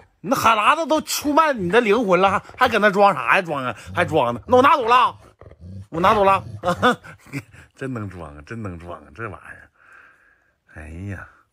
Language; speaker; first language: Chinese; native; Chinese